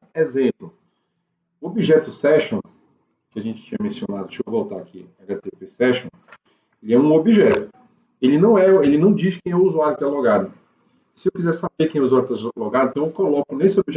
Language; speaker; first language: Portuguese; native; Portuguese